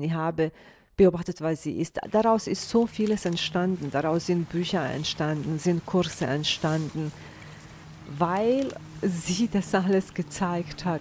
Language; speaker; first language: German; non-native, fluent; Bosnian